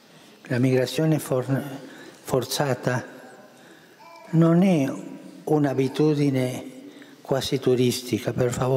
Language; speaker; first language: Italian; early bilingual, heritage; Spanish